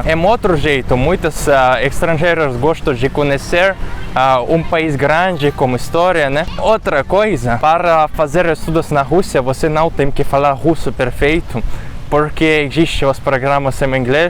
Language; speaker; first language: Portuguese; non-native, fluent; Russian